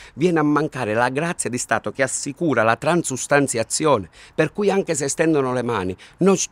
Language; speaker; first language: Italian; native; Italian